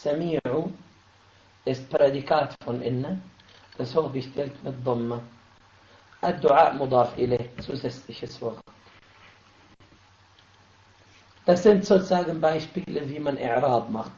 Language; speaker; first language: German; non-native, fluent; Arabic